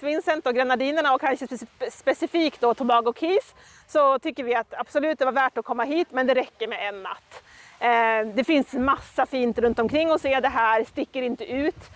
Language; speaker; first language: Swedish; native; Swedish